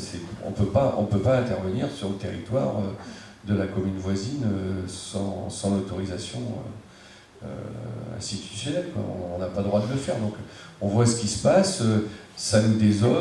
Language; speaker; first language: French; native; French